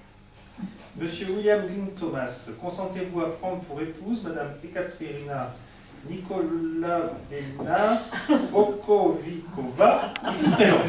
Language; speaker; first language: French; native; French